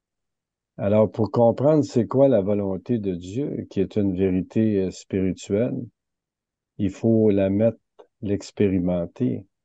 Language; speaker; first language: French; native; French